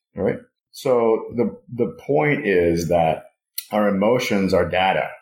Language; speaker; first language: English; non-native, fluent; Russian